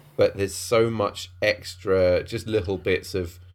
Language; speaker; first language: English; native; English